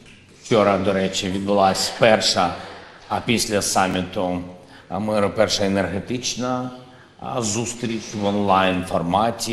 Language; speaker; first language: Ukrainian; non-native, local second language; Russian